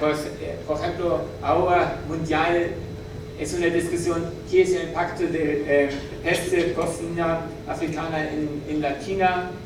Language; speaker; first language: Spanish; non-native, learner; German